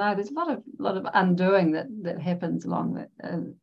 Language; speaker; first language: English; native; English